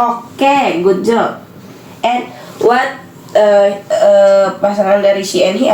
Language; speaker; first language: English; non-native, learner; Indonesian